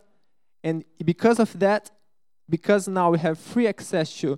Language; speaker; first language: English; non-native, fluent; Portuguese